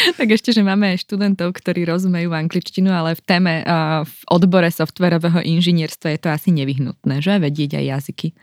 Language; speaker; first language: Slovak; native; Slovak